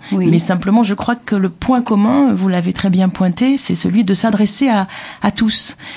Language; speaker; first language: French; native; French